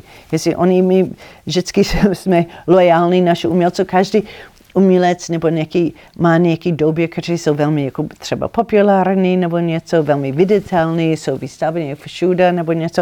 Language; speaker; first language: Czech; non-native, learner; English